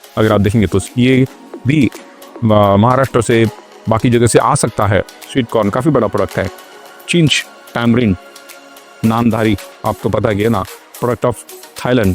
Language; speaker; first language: Hindi; non-native, local second language; Marathi